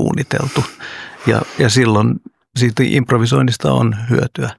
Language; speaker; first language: Finnish; early bilingual, other home language; Oromo